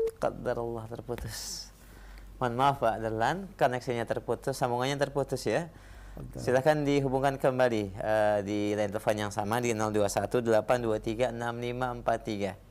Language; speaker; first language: Indonesian; native; Indonesian